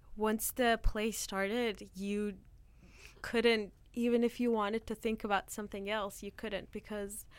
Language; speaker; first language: English; non-native, fluent; Turkish